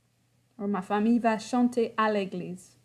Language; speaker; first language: French; non-native, fluent; English